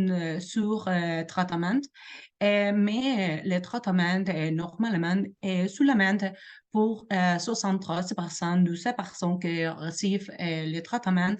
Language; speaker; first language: French; non-native, learner; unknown